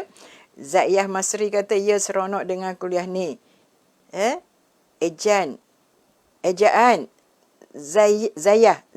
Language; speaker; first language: Malay; native; Malay